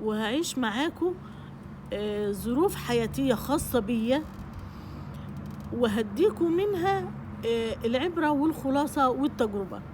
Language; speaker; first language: Arabic; native; Arabic